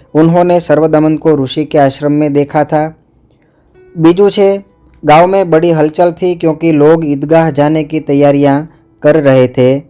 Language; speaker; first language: Hindi; non-native, local second language; Gujarati